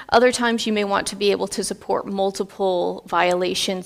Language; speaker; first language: English; native; English